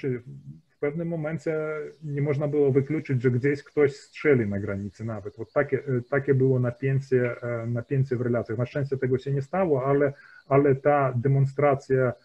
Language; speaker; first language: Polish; early bilingual, heritage; Polish